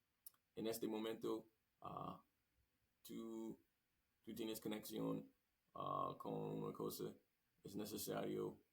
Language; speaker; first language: Spanish; non-native, learner; English